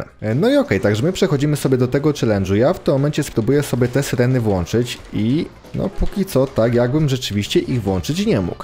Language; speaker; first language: Polish; native; Polish